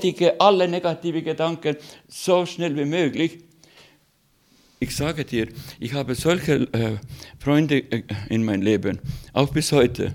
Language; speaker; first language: German; non-native, fluent; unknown